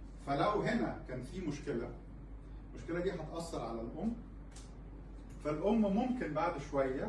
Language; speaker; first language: Arabic; native; Arabic